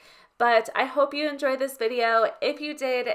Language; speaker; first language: English; native; English